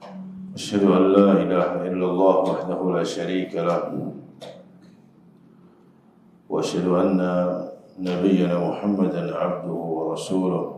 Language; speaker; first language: Arabic; non-native, fluent; Indonesian